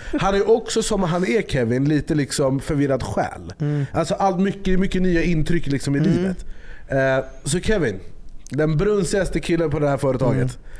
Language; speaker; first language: Swedish; native; Swedish